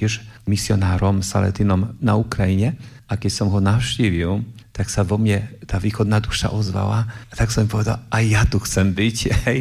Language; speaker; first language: Slovak; non-native, fluent; Polish